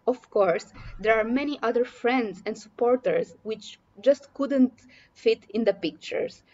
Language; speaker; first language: English; non-native, fluent; Romanian